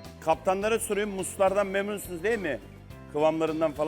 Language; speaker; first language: Turkish; native; Turkish